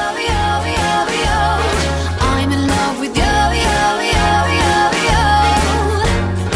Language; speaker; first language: English; native; English